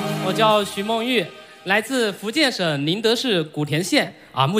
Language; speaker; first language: Chinese; native; Chinese